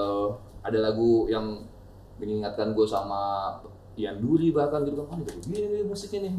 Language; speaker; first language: Indonesian; native; Indonesian